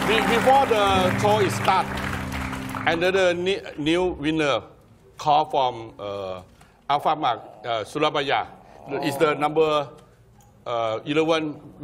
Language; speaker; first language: English; non-native, learner; Thai